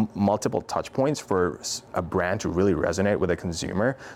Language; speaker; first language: English; non-native, local second language; Urdu